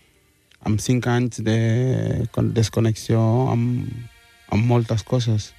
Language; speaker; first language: Catalan; early bilingual, other home language; Wolof